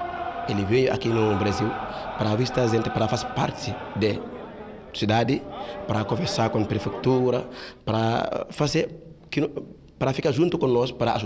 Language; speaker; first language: Portuguese; non-native, fluent; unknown